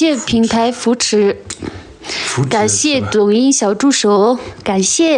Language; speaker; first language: Chinese; non-native, local second language; Tibetan